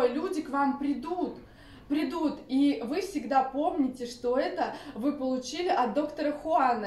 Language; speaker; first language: Russian; native; Russian